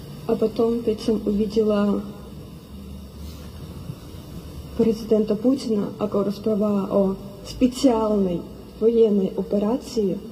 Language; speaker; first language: Slovak; non-native, learner; Ukrainian